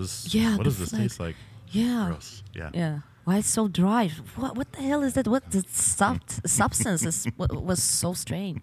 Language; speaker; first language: English; non-native, fluent; Ukrainian